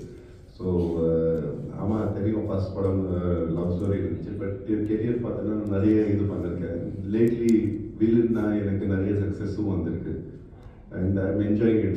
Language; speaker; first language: Tamil; non-native, fluent; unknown